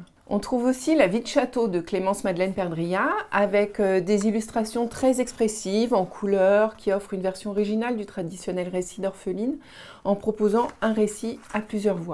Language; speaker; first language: French; native; French